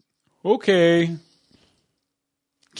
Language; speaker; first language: English; native; English